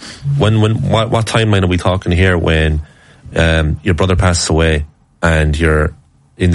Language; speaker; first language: English; native; English